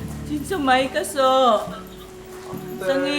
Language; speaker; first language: Korean; non-native, learner; Filipino